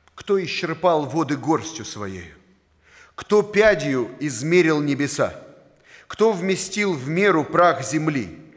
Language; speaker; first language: Russian; native; Russian